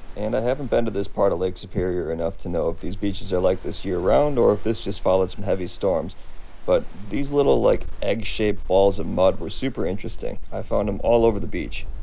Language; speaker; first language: English; native; English